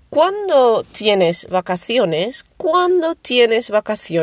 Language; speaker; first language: Spanish; non-native, fluent; Dutch